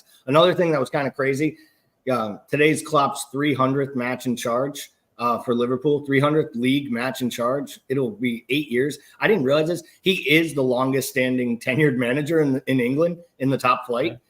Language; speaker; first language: English; native; English